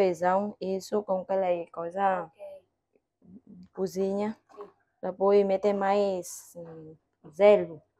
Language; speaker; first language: Portuguese; non-native, learner; Vietnamese